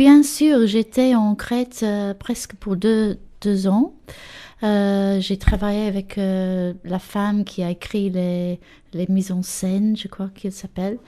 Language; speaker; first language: French; non-native, fluent; English